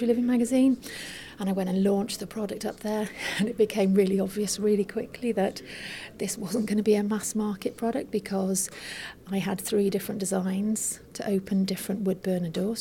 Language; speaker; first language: English; native; English